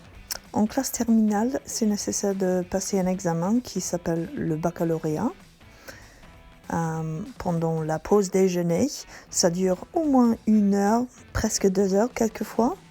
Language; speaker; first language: French; non-native, learner; English